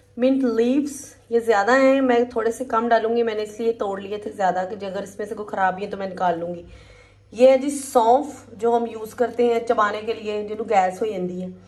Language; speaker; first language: Urdu; native; Urdu